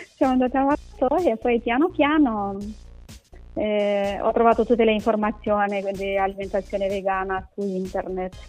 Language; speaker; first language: Italian; non-native, fluent; Romanian